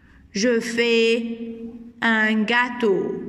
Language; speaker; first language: French; non-native, fluent; Arabic